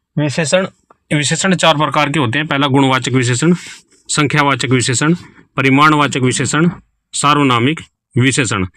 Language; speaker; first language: Hindi; native; Hindi